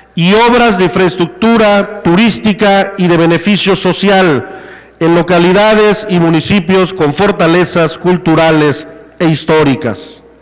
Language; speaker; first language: Spanish; native; Spanish